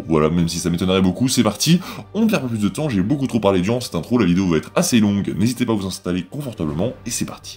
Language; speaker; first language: French; native; French